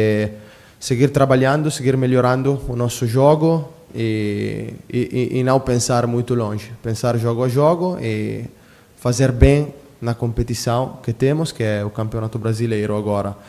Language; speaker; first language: Portuguese; non-native, fluent; Italian